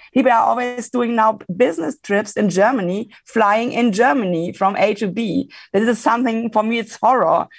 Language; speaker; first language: English; non-native, fluent; German